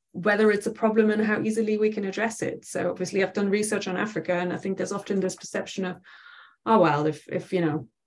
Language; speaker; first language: English; non-native, fluent; German